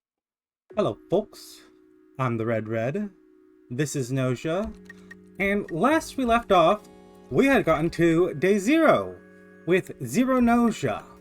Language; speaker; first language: English; native; English